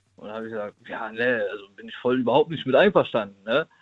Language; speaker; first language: German; native; German